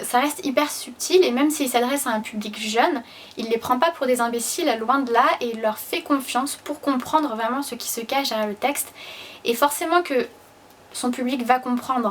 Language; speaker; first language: French; native; French